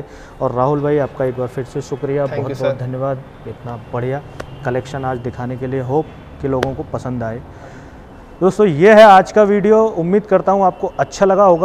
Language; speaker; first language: Hindi; native; Hindi